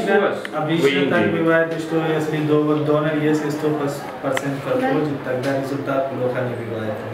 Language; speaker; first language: Russian; non-native, learner; Hindi